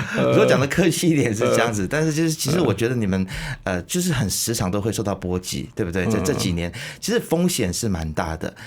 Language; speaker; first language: Chinese; native; Chinese